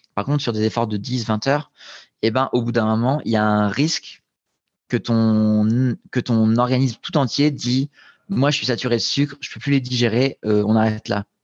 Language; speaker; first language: French; native; French